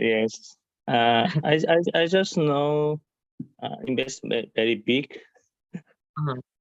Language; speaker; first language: English; non-native, learner; Korean